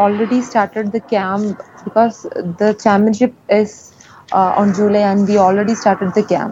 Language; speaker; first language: English; non-native, local second language; Malayalam